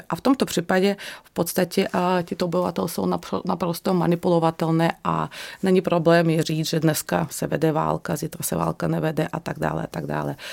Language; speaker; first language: Czech; non-native, fluent; Russian